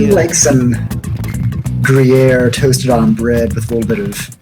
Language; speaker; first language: English; native; English